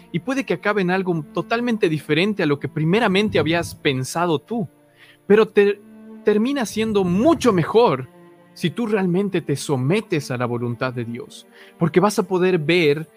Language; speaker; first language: Spanish; native; Spanish